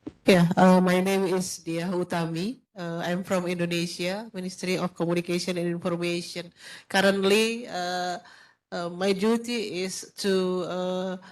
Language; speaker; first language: English; non-native, learner; Indonesian